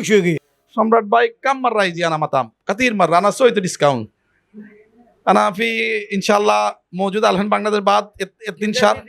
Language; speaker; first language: Arabic; non-native, learner; Bangla